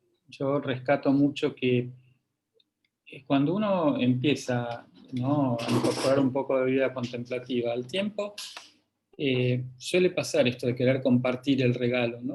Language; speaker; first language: Spanish; native; Spanish